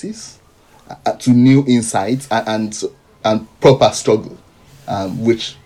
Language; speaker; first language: English; non-native, local second language; Yoruba